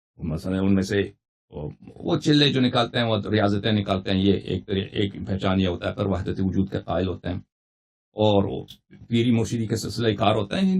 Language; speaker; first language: Urdu; non-native, fluent; Persian